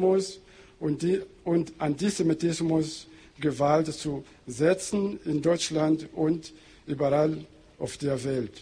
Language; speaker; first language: German; non-native, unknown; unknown